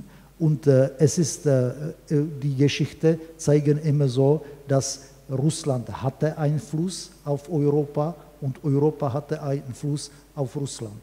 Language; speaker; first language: German; non-native, fluent; Czech